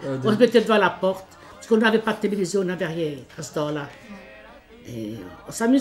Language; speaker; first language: French; early bilingual, other home language; Italian